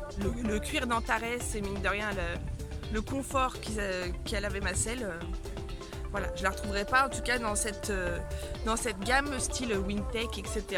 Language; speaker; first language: French; native; French